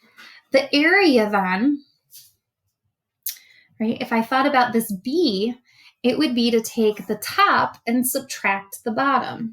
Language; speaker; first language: English; native; English